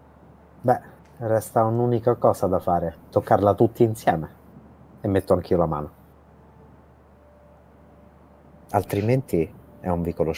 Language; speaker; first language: Italian; native; Italian